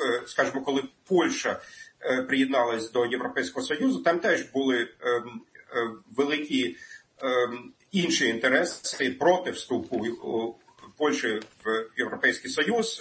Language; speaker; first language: Ukrainian; non-native, fluent; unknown